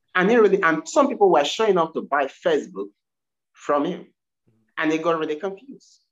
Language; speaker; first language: English; non-native, local second language; Igbo